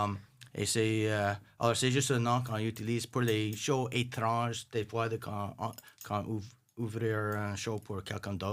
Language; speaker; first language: French; non-native, local second language; English